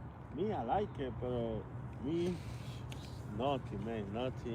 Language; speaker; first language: English; non-native, learner; Spanish